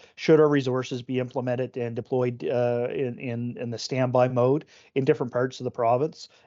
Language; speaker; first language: English; native; English